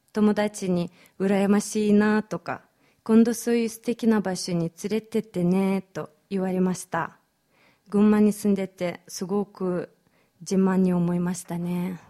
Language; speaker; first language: Japanese; non-native, fluent; Romanian